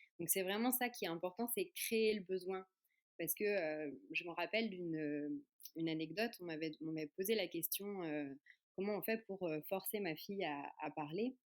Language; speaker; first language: French; native; French